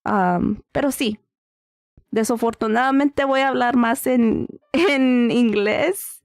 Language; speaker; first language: Spanish; early bilingual, heritage; Spanish